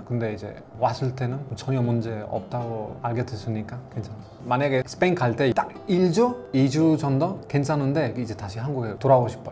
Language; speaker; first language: Korean; non-native, fluent; Spanish